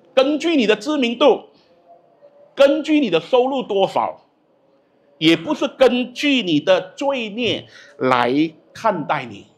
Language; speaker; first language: Chinese; native; Chinese